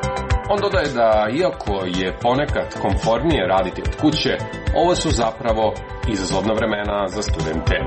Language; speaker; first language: Serbian; native; Serbian